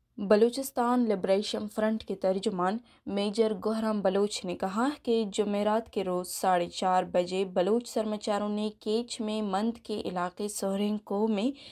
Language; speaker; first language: Urdu; non-native, local second language; Baluchi